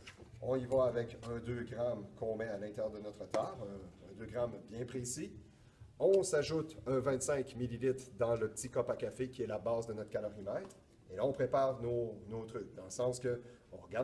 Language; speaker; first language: French; native; French